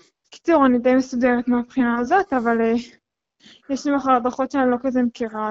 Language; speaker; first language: Hebrew; native; Hebrew